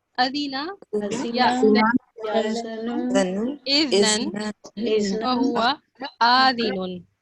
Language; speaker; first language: Arabic; non-native, fluent; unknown